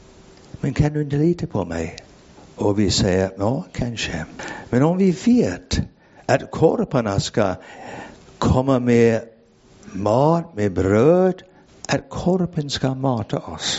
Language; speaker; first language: Swedish; non-native, fluent; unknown